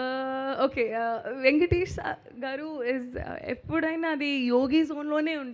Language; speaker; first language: Telugu; non-native, local second language; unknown